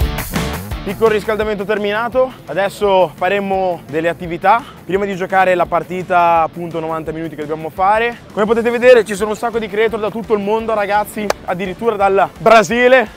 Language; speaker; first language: Italian; native; Italian